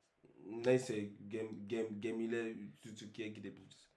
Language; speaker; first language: Turkish; non-native, learner; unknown